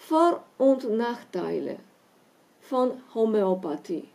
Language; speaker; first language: German; non-native, fluent; Polish